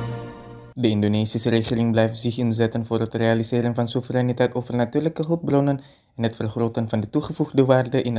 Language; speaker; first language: Dutch; non-native, fluent; Indonesian